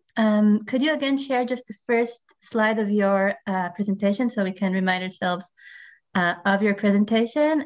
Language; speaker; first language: English; non-native, fluent; Hebrew